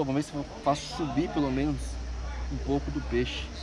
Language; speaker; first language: Portuguese; native; Portuguese